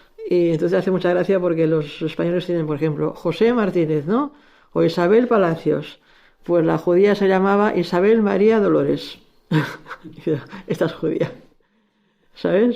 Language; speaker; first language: Spanish; native; Spanish